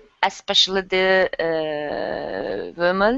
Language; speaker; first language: English; non-native, learner; Turkish